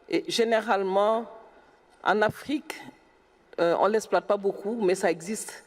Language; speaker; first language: French; non-native, local second language; Wolof